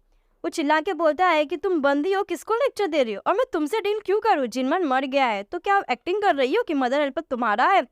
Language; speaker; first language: Hindi; native; Hindi